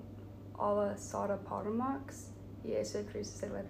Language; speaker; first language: Estonian; non-native, learner; Finnish